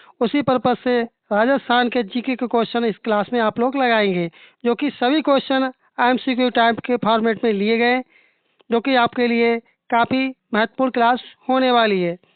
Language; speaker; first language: Hindi; native; Hindi